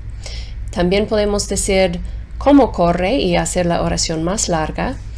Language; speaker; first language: Spanish; non-native, fluent; English